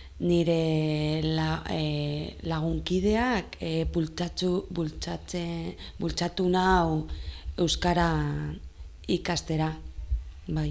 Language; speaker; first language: Basque; non-native, local second language; Spanish